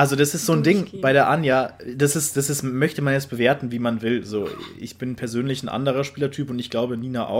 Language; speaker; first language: German; native; German